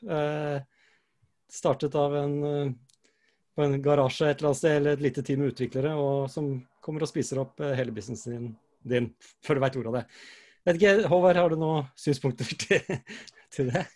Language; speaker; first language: Norwegian; native; Norwegian